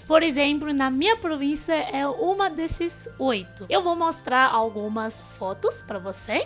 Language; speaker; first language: Portuguese; non-native, fluent; Chinese